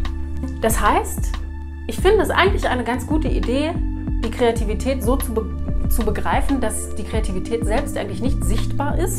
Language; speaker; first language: German; native; German